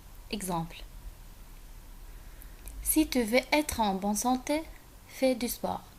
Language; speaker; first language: French; non-native, fluent; Arabic